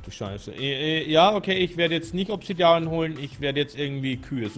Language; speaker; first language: German; native; German